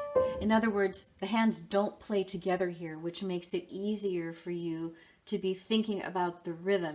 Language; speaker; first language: English; native; English